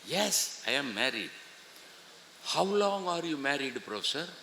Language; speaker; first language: English; non-native, local second language; Tamil